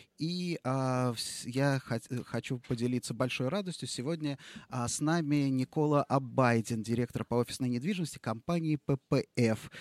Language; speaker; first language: Russian; native; Russian